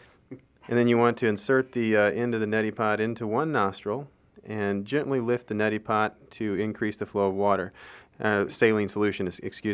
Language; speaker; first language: English; native; English